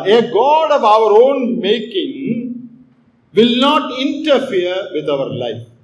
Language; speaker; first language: English; non-native, local second language; Malayalam